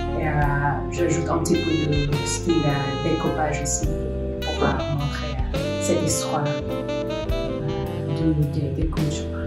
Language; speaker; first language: French; non-native, fluent; Filipino